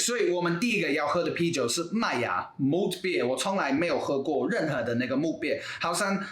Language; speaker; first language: Chinese; non-native, fluent; English